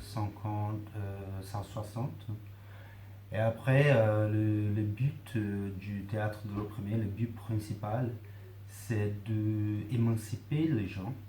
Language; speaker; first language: French; non-native, fluent; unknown